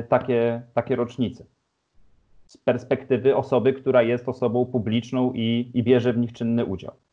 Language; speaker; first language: Polish; native; Polish